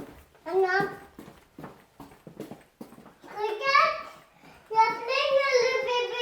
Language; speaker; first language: French; native; French